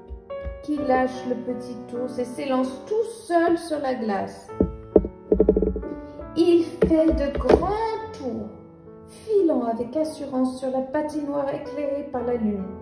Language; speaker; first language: French; native; French